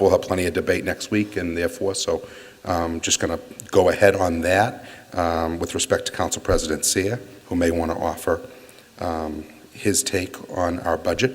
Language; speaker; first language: English; native; English